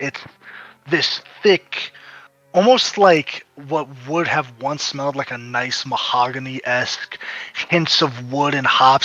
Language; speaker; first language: English; native; English